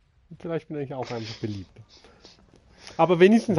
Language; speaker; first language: German; native; German